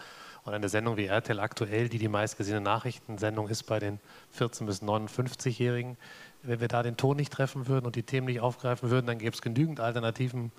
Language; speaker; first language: German; native; German